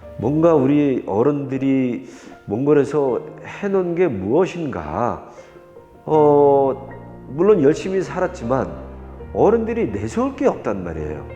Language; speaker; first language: Korean; native; Korean